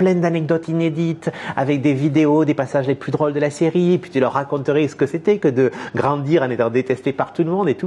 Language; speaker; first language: French; native; French